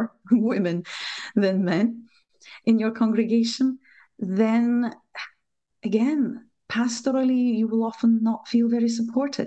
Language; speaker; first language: English; non-native, fluent; Lithuanian